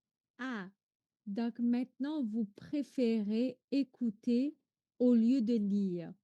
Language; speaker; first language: French; non-native, fluent; Arabic